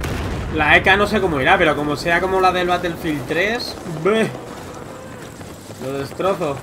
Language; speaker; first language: Spanish; native; Spanish